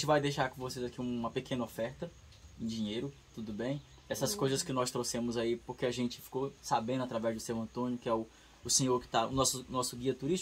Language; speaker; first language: Portuguese; native; Portuguese